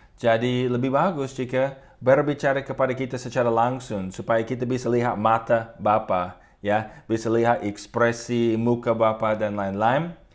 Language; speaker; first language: Indonesian; non-native, fluent; English